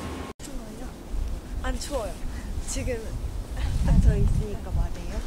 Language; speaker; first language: Korean; non-native, fluent; Japanese